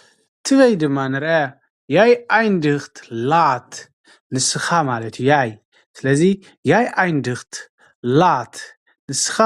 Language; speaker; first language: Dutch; non-native, fluent; Tigrinya